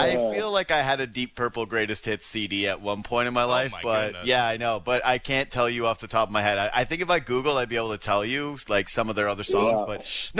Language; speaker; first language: English; native; English